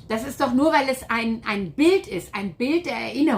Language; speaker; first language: German; native; German